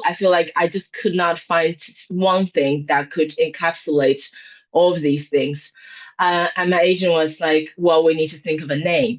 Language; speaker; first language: English; non-native, fluent; Chinese